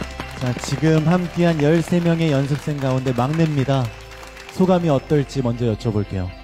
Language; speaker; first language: Korean; native; Korean